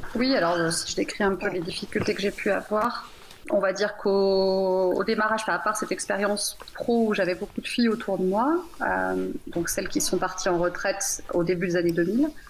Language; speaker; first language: French; native; French